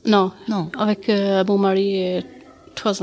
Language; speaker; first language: French; non-native, learner; Albanian